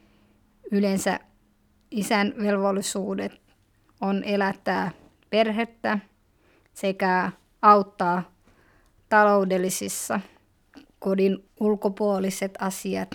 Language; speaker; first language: Finnish; early bilingual, other home language; Somali